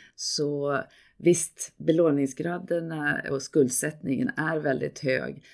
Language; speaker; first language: Swedish; native; Swedish